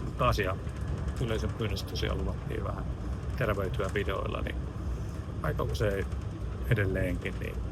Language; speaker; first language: Finnish; native; Finnish